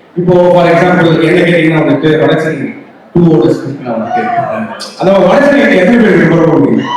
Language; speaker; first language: Tamil; native; Tamil